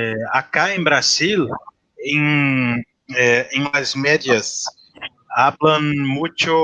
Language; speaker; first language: Spanish; non-native, learner; Portuguese